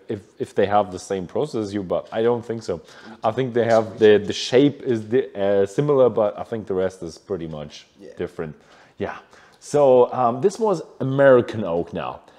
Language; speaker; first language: English; non-native, fluent; German